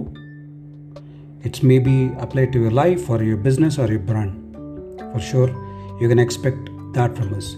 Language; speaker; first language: English; non-native, local second language; Telugu